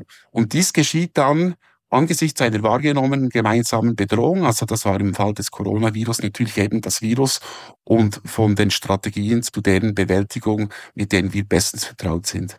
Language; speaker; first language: German; native; German